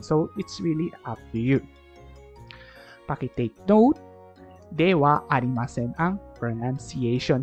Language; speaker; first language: English; non-native, local second language; Filipino